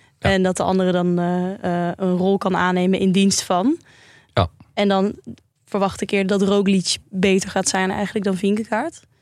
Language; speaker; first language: Dutch; native; Dutch